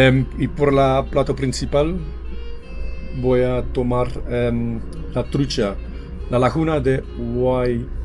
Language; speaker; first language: Spanish; non-native, learner; Dutch